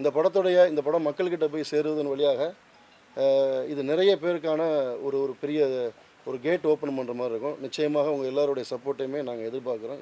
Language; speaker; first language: Tamil; native; Tamil